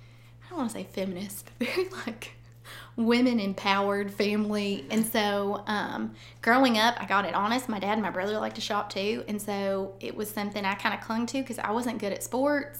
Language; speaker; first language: English; native; English